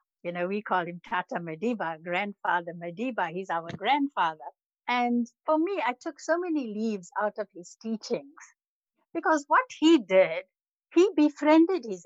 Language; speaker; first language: English; native; English